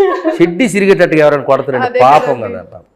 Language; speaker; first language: Telugu; native; Telugu